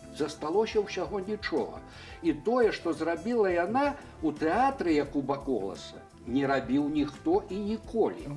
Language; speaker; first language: Belarusian; non-native, local second language; Russian